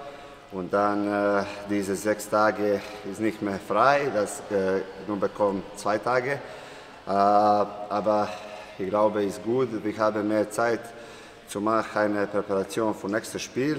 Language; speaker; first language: German; non-native, learner; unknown